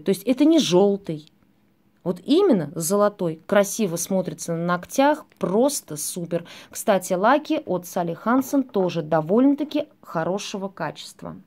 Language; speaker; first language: Russian; native; Russian